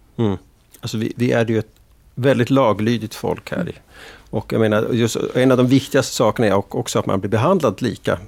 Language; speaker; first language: Swedish; native; Swedish